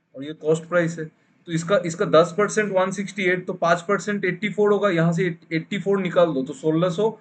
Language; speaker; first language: Hindi; non-native, local second language; Bangla